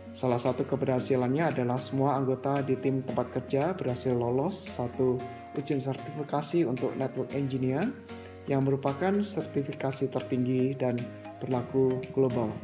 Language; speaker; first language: Indonesian; native; Indonesian